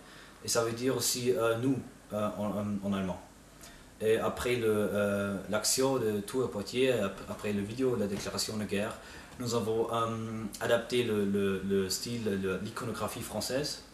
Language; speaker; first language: French; non-native, fluent; German